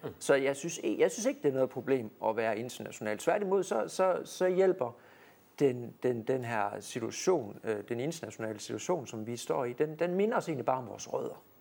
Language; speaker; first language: Danish; native; Danish